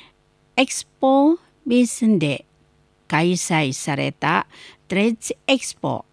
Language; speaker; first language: Japanese; non-native, learner; Indonesian